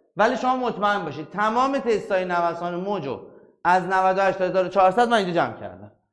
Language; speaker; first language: Persian; native; Persian